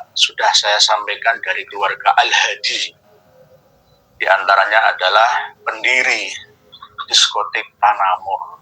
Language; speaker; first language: Indonesian; non-native, local second language; Javanese